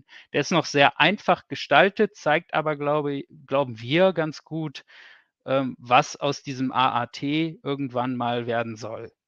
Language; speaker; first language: German; native; German